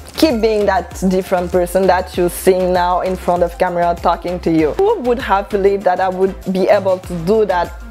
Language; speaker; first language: English; non-native, local second language; French